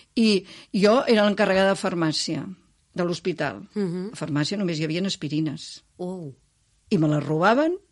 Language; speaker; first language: Catalan; native; Catalan